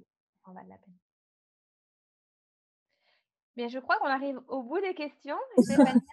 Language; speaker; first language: French; native; French